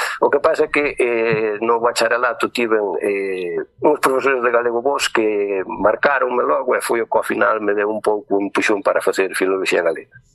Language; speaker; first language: Galician; native; Galician